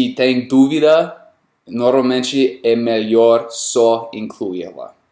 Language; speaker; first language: Portuguese; non-native, fluent; English